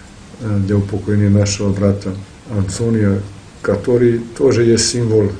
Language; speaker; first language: Russian; non-native, learner; Serbian